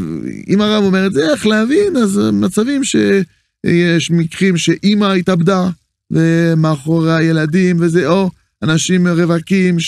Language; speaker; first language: Hebrew; non-native, fluent; French